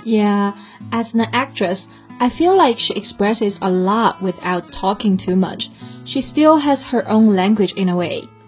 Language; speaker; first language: English; non-native, fluent; Chinese